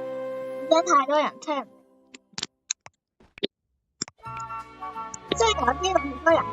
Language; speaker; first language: Chinese; early bilingual, heritage; Cantonese